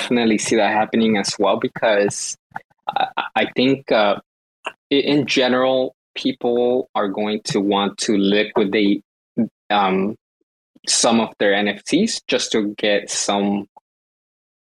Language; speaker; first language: English; native; English